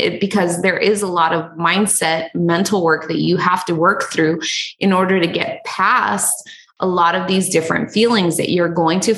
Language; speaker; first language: English; native; English